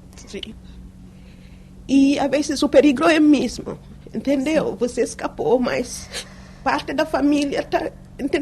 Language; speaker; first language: Portuguese; non-native, fluent; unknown